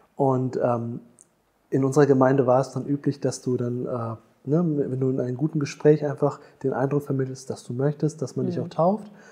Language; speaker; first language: German; early bilingual, other home language; Tamil